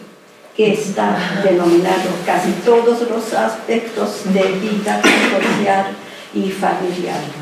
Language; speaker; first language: Spanish; non-native, fluent; Japanese